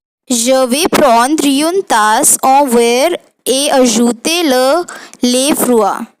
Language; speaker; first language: French; non-native, learner; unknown